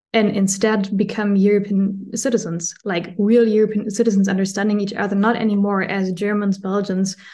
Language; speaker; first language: English; non-native, fluent; German